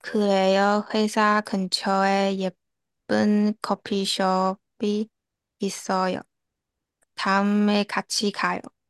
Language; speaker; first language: Korean; non-native, learner; Chinese